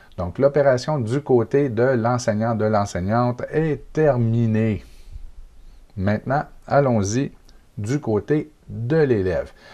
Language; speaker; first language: French; native; French